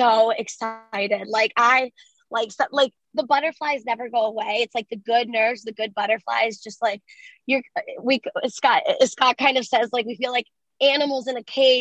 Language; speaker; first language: English; early bilingual, other home language; Spanish